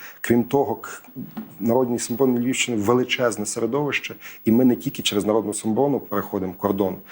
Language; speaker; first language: Ukrainian; native; Ukrainian